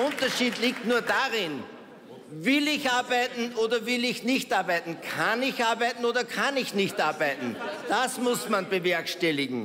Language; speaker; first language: German; native; German